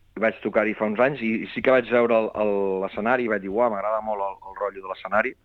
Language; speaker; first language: Catalan; native; Catalan